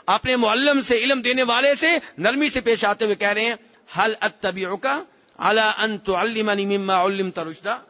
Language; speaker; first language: Urdu; native; Urdu